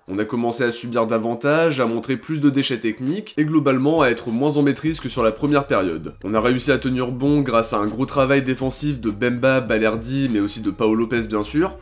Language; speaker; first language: French; native; French